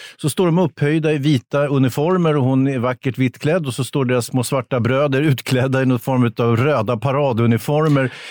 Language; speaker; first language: Swedish; native; Swedish